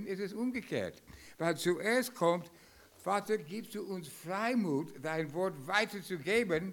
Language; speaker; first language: German; non-native, fluent; English